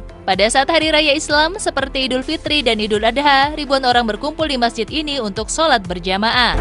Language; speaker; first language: Indonesian; native; Indonesian